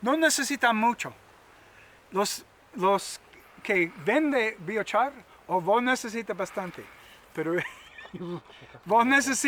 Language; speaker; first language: Spanish; non-native, learner; English